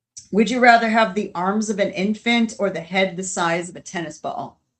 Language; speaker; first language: English; native; English